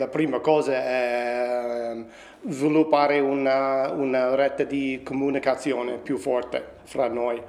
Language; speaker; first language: Italian; non-native, fluent; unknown